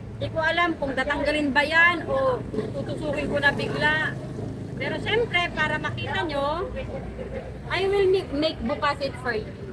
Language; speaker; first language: Filipino; non-native, local second language; Pampanga